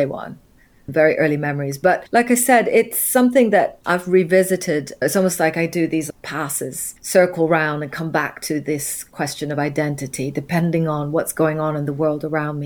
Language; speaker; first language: English; native; English